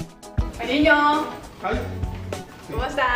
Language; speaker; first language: Spanish; non-native, learner; Chinese